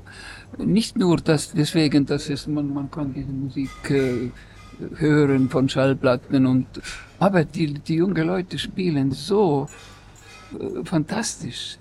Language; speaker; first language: German; non-native, fluent; Estonian